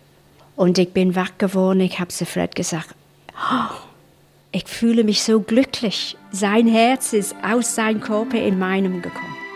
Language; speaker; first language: German; non-native, fluent; English